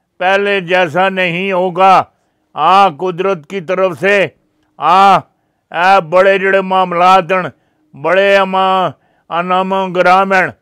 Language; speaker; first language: Urdu; non-native, local second language; Punjabi